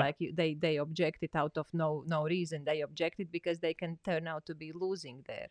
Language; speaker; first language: English; non-native, fluent; Latvian